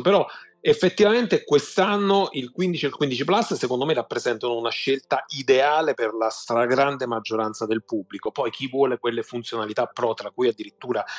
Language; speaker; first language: Italian; native; Italian